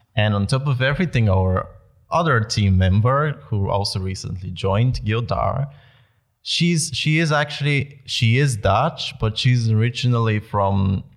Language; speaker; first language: English; non-native, fluent; Bulgarian